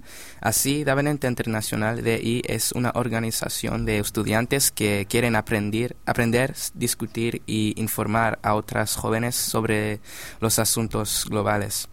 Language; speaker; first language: Spanish; non-native, learner; English